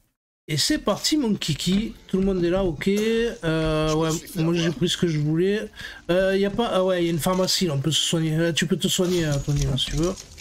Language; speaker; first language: French; native; French